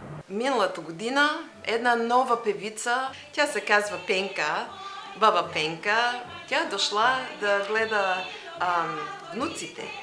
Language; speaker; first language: Bulgarian; non-native, learner; English